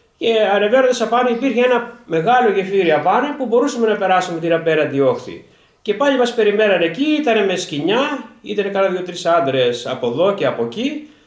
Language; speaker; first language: Greek; native; Greek